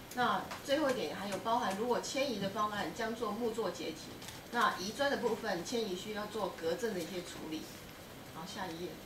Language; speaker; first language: Chinese; native; Chinese